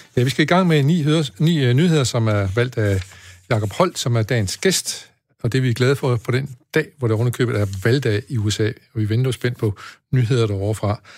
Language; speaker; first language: Danish; native; Danish